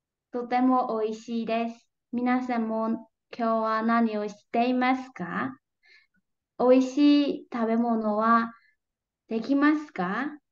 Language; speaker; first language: Japanese; non-native, learner; Burmese